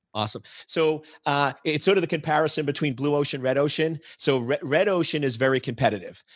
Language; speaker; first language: English; native; English